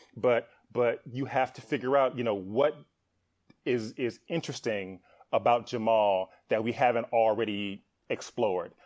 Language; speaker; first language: English; native; English